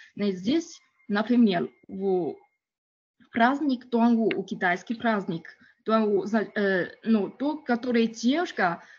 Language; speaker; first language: Russian; non-native, learner; Chinese